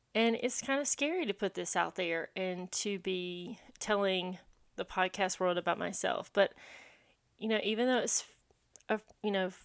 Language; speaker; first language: English; native; English